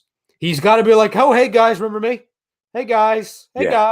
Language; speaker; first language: English; native; English